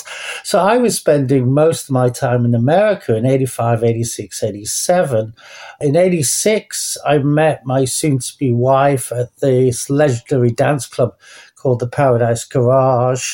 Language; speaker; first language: English; native; English